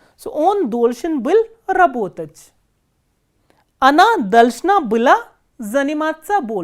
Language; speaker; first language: Russian; non-native, fluent; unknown